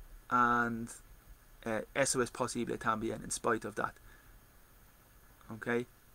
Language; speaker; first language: Spanish; non-native, learner; English